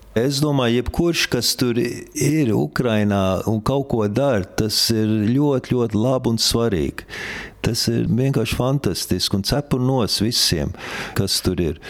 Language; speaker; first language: Latvian; early bilingual, heritage; Latvian